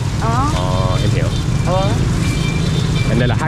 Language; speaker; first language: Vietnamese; non-native, learner; English